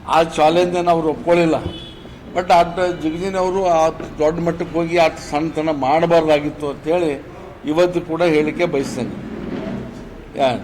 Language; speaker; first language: Kannada; native; Kannada